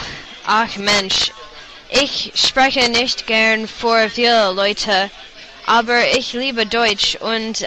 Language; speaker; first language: German; non-native, learner; English